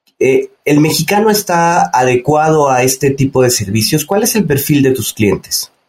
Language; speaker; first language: Spanish; native; Spanish